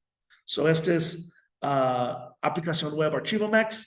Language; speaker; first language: Spanish; non-native, fluent; English